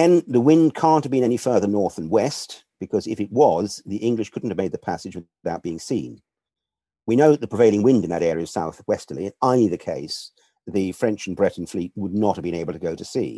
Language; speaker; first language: English; native; English